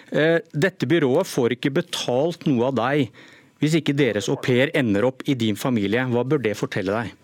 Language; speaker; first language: Norwegian; native; Norwegian